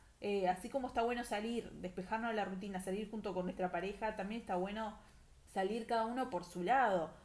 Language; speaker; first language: Spanish; native; Spanish